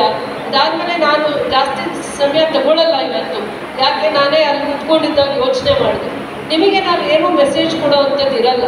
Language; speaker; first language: Kannada; native; Kannada